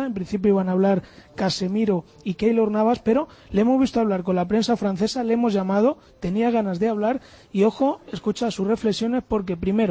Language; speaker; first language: Spanish; native; Spanish